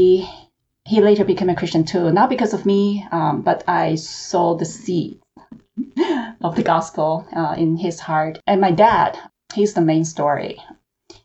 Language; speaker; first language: English; non-native, local second language; Cantonese